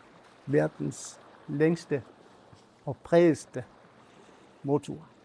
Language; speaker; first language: Danish; non-native, local second language; Kalaallisut